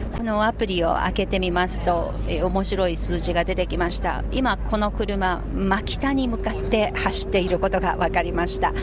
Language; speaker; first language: Japanese; non-native, fluent; Chinese